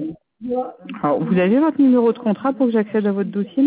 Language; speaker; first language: French; native; French